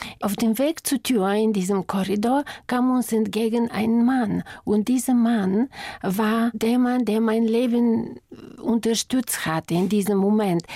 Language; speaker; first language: German; non-native, fluent; Bulgarian